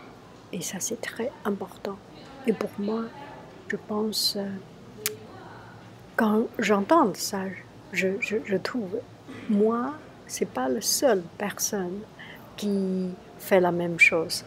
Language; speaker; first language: French; non-native, learner; Chinese